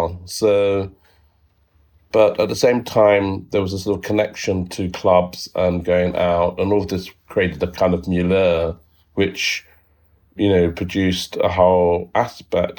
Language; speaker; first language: English; native; English